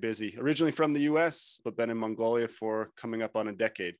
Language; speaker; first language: English; native; English